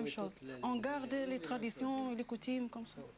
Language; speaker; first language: French; non-native, local second language; Arabic